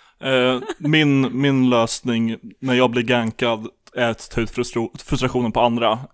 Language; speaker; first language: Swedish; native; Swedish